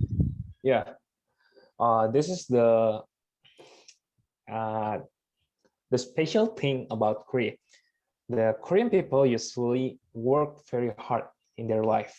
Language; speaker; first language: English; non-native, fluent; Indonesian